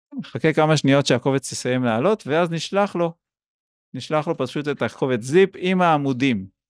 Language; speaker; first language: Hebrew; native; Hebrew